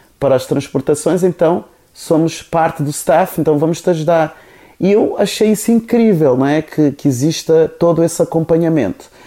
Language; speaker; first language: Portuguese; non-native, local second language; Kabuverdianu